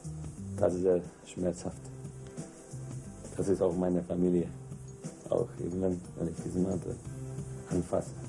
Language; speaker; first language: German; non-native, local second language; Hungarian